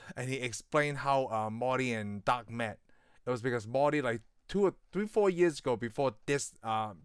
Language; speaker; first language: English; non-native, local second language; Cantonese